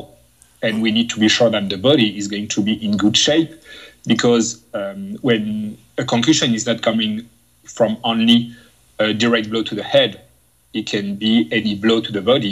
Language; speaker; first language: English; non-native, fluent; French